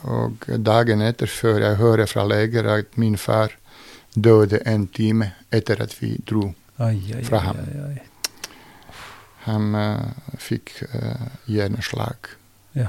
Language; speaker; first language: Norwegian; non-native, fluent; Bosnian